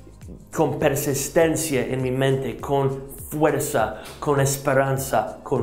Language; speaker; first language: Spanish; non-native, fluent; English